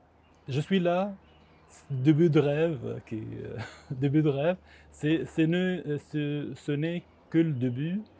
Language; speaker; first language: French; non-native, local second language; Arabic